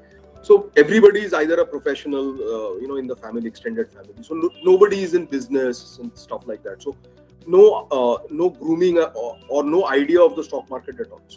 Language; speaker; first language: English; non-native, local second language; Bangla